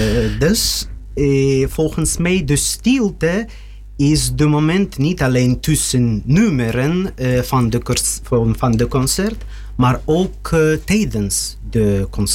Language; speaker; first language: Dutch; non-native, learner; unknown